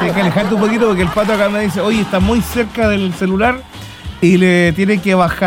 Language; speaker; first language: Spanish; native; Spanish